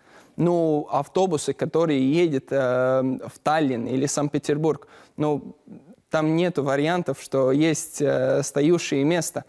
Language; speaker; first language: Russian; non-native, learner; Latvian